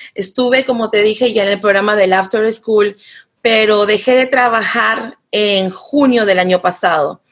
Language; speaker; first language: Spanish; native; Spanish